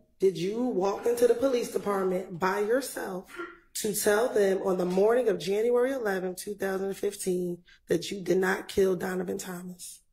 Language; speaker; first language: English; native; English